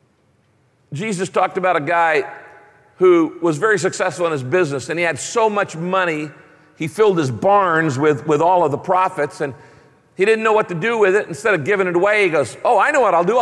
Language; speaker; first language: English; native; English